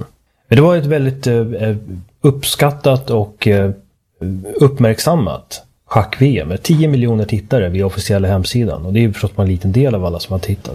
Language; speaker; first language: Swedish; native; Swedish